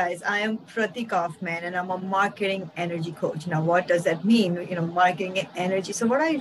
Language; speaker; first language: English; non-native, local second language; Hindi